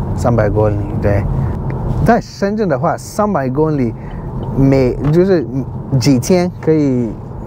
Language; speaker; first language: Chinese; non-native, learner; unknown